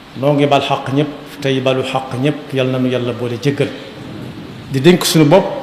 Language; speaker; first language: Wolof; native; Wolof